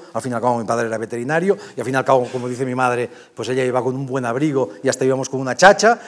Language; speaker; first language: Spanish; native; Spanish